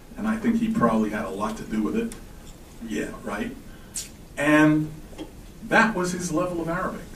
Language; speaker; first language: English; native; English